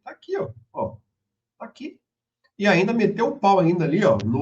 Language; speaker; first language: Portuguese; native; Portuguese